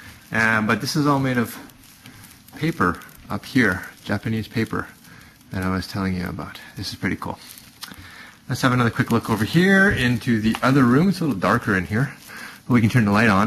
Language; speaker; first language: English; native; English